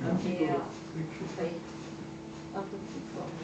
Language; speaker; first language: French; non-native, fluent; Persian